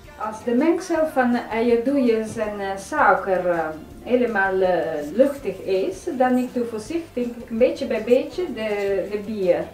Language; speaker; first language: Dutch; non-native, fluent; Italian